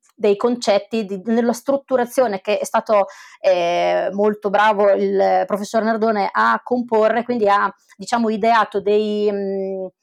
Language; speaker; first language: Italian; native; Italian